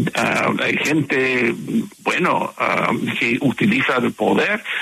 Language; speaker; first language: Spanish; non-native, fluent; English